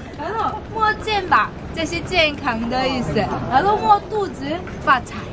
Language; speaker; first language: Chinese; non-native, fluent; Korean